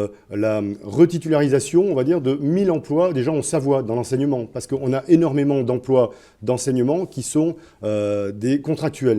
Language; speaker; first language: French; native; French